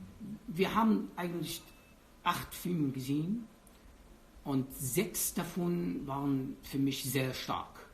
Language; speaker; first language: German; non-native, learner; Persian